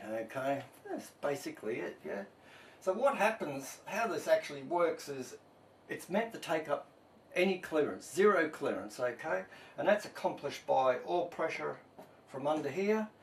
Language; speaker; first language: English; native; English